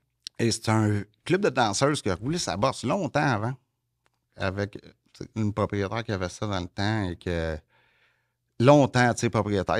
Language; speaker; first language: French; native; French